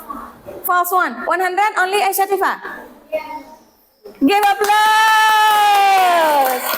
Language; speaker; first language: English; non-native, fluent; Indonesian